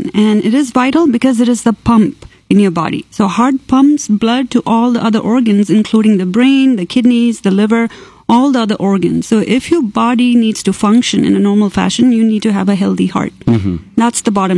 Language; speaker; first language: English; non-native, local second language; Malayalam